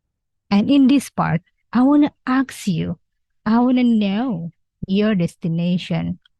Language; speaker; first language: English; non-native, learner; Indonesian